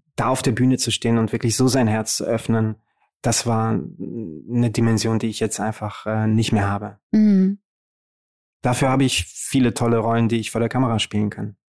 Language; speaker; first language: German; early bilingual, other home language; Romanian